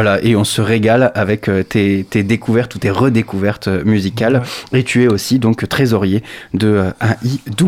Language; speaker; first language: French; native; French